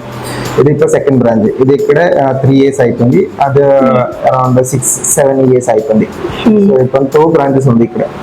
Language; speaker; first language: Telugu; non-native, learner; Malayalam